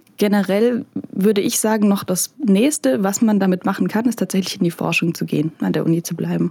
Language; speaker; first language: German; native; German